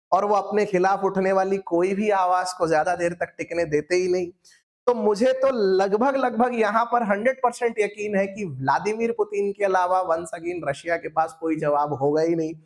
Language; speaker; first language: Hindi; non-native, local second language; Marathi